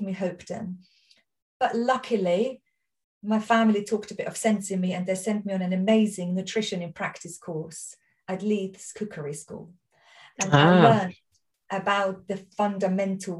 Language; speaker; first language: English; non-native, fluent; German